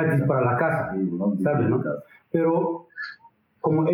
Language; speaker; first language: Spanish; non-native, learner; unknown